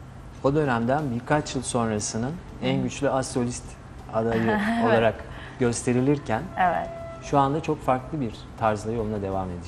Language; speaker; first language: Turkish; native; Turkish